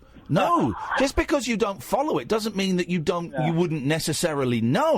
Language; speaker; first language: English; native; English